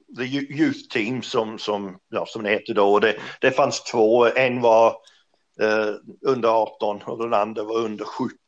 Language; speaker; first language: Swedish; non-native, fluent; English